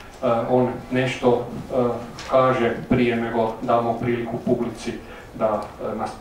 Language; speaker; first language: Croatian; native; Croatian